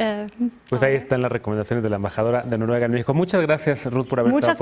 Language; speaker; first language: Spanish; native; Spanish